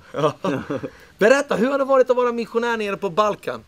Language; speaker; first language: Swedish; early bilingual, other home language; Spanish